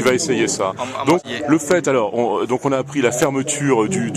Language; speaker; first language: French; native; French